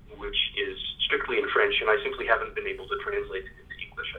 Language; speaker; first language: English; early bilingual, other home language; French